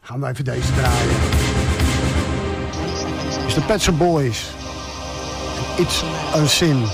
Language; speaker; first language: Dutch; native; Dutch